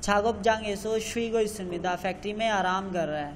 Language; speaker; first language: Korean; non-native, learner; Urdu